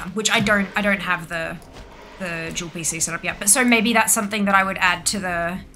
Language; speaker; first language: English; native; English